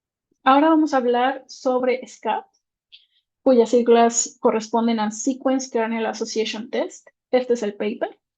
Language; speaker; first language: Spanish; native; Spanish